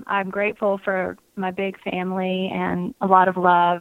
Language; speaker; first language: English; native; English